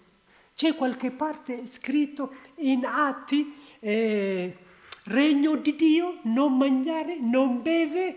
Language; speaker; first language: Italian; non-native, learner; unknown